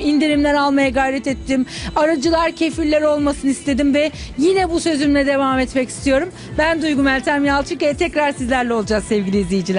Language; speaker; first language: Turkish; native; Turkish